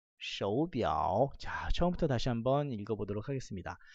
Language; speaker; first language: Korean; native; Korean